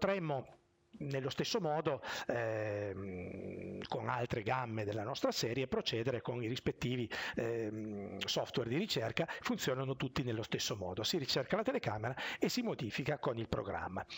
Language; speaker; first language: Italian; native; Italian